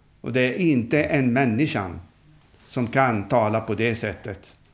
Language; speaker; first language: Swedish; non-native, fluent; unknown